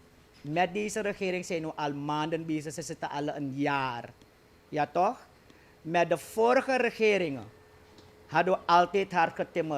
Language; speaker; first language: Dutch; native; Dutch